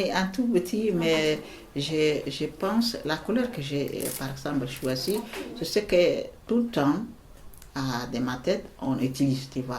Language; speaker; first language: French; non-native, learner; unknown